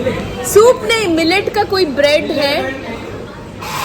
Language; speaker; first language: Hindi; non-native, local second language; Kannada